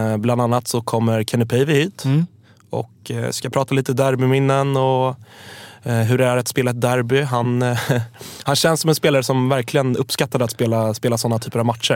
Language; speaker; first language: Swedish; native; Swedish